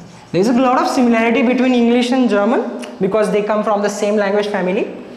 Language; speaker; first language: English; non-native, local second language; Marathi